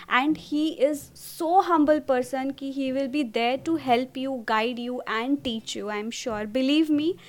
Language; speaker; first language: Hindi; non-native, local second language; Marathi